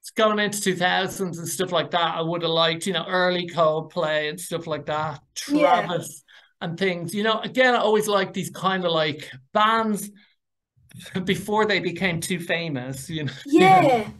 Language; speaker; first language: English; native; English